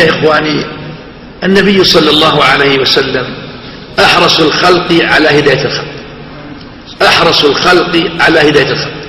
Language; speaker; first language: Arabic; native; Arabic